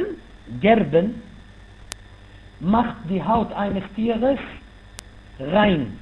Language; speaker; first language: German; non-native, fluent; Arabic